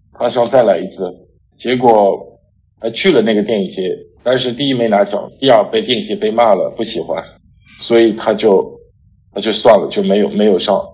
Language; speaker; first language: Chinese; non-native, fluent; French